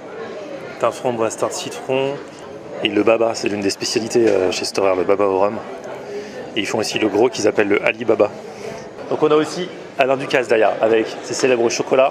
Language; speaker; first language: French; native; French